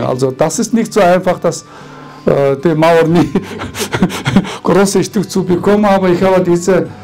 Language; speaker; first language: German; non-native, fluent; Mongolian